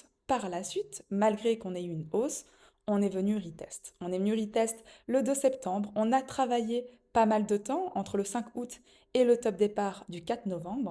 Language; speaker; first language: French; native; French